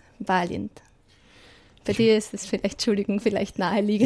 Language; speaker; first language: German; native; German